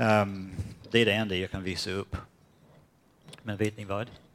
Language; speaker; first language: Swedish; non-native, fluent; English